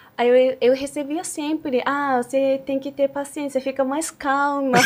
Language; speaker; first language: Portuguese; native; Portuguese